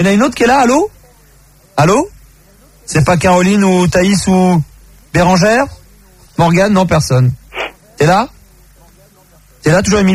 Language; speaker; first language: French; native; French